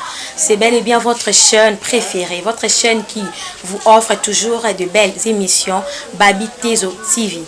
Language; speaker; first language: French; non-native, local second language; Lingala